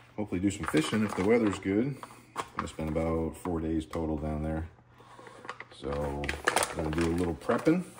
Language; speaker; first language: English; native; English